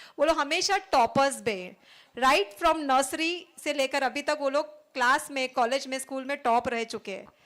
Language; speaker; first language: Hindi; non-native, local second language; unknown